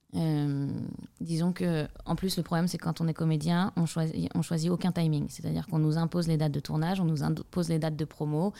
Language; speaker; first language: French; native; French